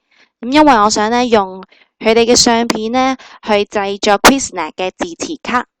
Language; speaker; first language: Cantonese; native; Cantonese